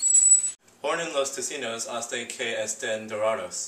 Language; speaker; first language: Spanish; non-native, learner; English